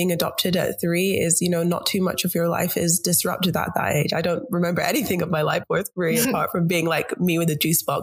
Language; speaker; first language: English; native; English